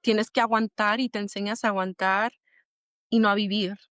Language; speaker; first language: Spanish; early bilingual, other home language; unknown